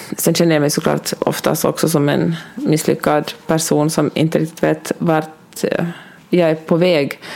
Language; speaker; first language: Swedish; native; Swedish